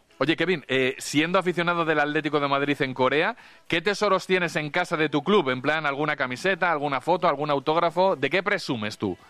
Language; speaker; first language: Spanish; native; Spanish